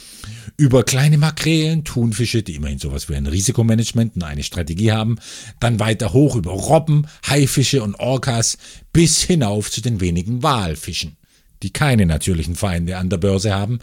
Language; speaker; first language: German; native; German